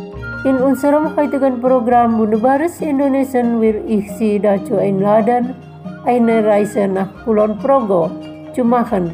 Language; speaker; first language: German; non-native, fluent; Indonesian